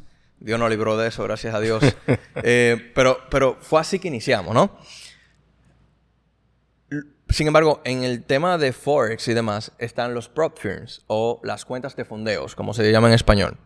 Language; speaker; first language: Spanish; native; Spanish